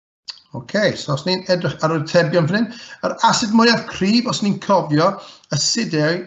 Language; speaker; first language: Welsh; native; Welsh